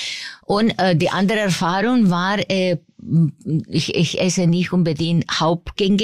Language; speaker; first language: German; non-native, fluent; Spanish